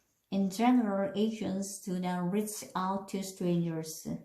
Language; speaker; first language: English; non-native, fluent; Korean